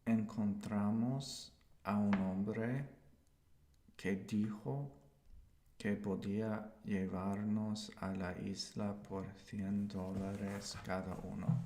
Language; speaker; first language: Spanish; non-native, learner; English